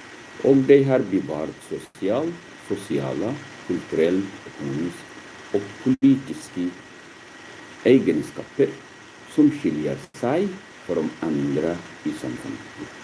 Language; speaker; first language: Swedish; non-native, learner; Arabic